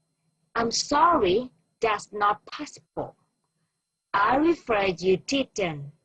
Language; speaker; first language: English; non-native, fluent; Vietnamese